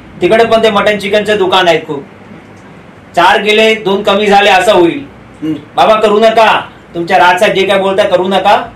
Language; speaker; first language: Marathi; non-native, local second language; Hindi